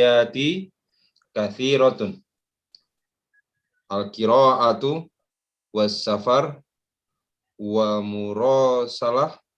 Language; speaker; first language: Arabic; non-native, learner; Indonesian